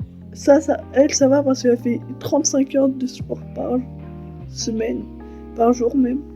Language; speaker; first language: French; native; French